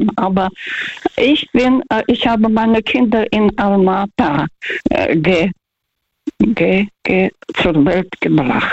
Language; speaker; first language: German; non-native, fluent; Russian